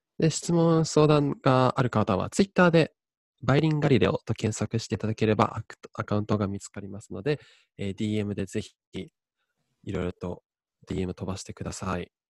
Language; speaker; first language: Japanese; native; Japanese